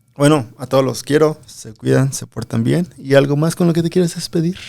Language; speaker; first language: Spanish; early bilingual, other home language; English